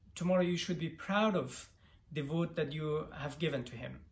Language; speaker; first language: English; non-native, fluent; Persian